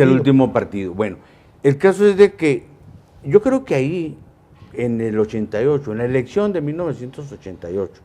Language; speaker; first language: Spanish; native; Spanish